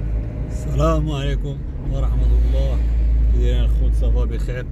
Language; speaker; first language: Arabic; native; Arabic